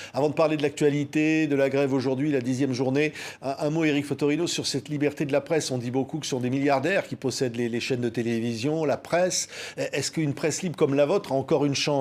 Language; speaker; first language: French; native; French